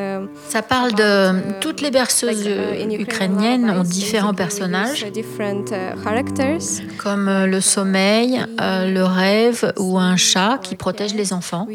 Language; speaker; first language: French; non-native, fluent; Ukrainian